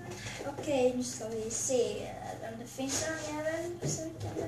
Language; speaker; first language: Swedish; early bilingual, other home language; Albanian